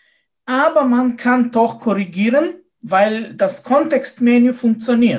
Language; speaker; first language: German; non-native, fluent; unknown